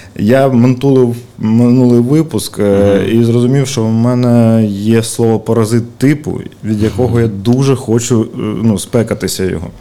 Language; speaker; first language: Ukrainian; native; Ukrainian